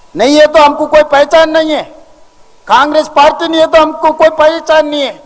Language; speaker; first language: Hindi; non-native, local second language; Telugu